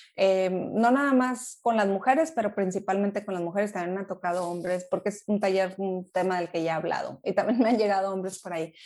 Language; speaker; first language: Spanish; native; Spanish